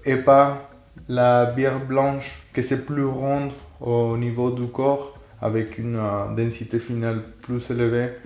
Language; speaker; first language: French; non-native, fluent; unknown